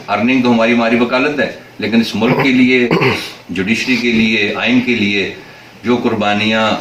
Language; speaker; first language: Urdu; non-native, local second language; Northern Hindko